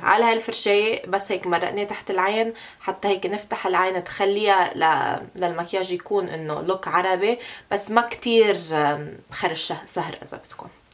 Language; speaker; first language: Arabic; early bilingual, heritage; Arabic